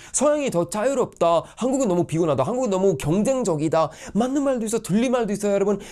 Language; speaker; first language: Korean; non-native, fluent; Swedish